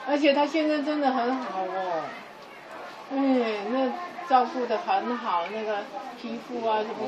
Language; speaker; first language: Chinese; native; Chinese